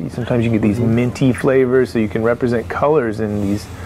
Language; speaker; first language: English; native; English